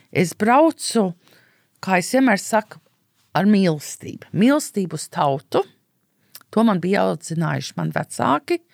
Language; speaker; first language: Latvian; early bilingual, heritage; Latvian